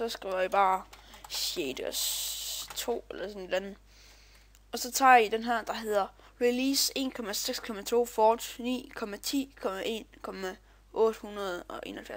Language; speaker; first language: Danish; native; Danish